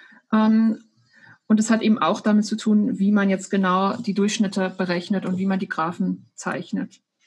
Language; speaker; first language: German; native; German